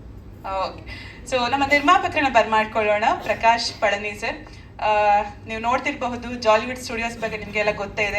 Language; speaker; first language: Kannada; native; Kannada